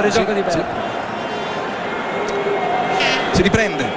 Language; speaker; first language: Italian; native; Italian